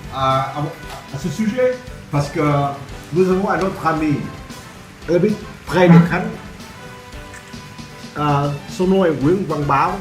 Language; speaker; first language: French; non-native, fluent; Vietnamese